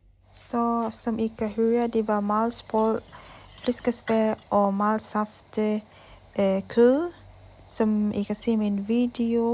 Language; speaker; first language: Danish; non-native, fluent; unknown